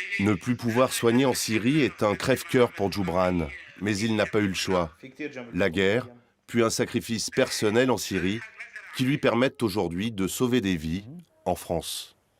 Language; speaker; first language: French; native; French